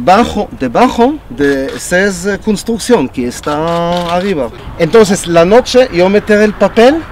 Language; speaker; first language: Spanish; non-native, learner; Hebrew